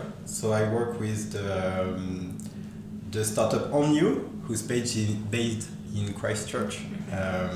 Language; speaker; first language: English; non-native, fluent; French